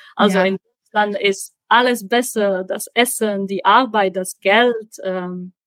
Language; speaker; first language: German; non-native, fluent; Czech